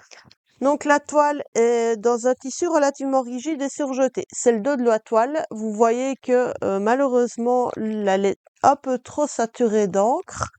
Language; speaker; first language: French; native; French